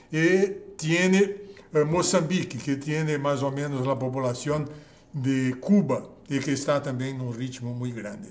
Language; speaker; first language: Spanish; non-native, fluent; Portuguese